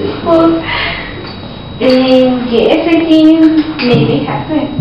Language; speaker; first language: English; non-native, learner; Spanish